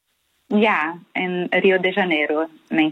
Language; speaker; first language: Dutch; non-native, fluent; Portuguese